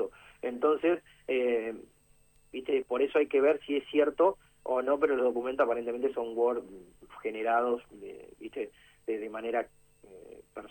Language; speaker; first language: Spanish; native; Spanish